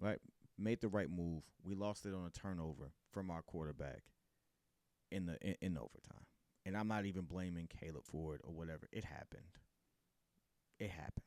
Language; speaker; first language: English; native; English